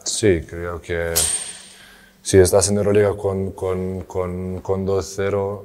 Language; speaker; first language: Spanish; non-native, learner; Serbian